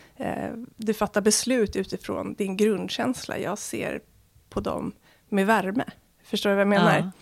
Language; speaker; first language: Swedish; early bilingual, other home language; Arabic